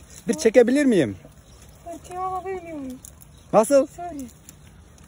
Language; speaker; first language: Turkish; non-native, learner; Kyrgyz